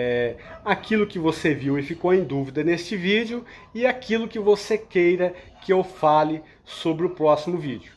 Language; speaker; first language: Portuguese; native; Portuguese